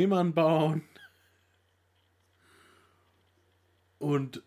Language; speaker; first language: German; native; German